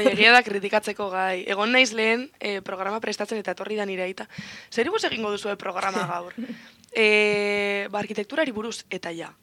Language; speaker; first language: Basque; non-native, local second language; Spanish